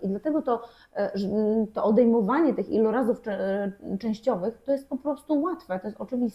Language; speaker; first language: Polish; native; Polish